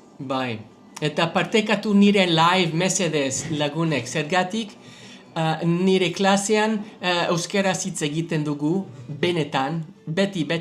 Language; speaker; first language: Basque; non-native, learner; English